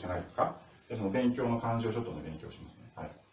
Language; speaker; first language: Japanese; non-native, fluent; Russian